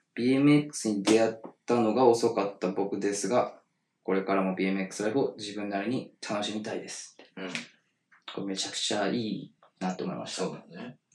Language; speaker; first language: Japanese; native; Japanese